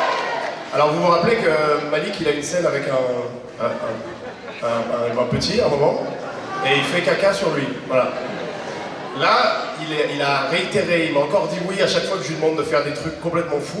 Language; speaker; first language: French; native; French